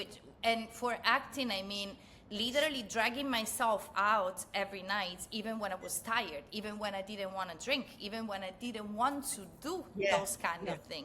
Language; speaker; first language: English; non-native, fluent; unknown